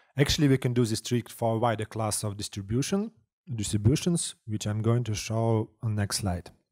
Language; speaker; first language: English; non-native, fluent; Russian